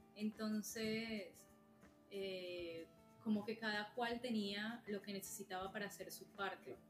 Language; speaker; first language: Spanish; native; Spanish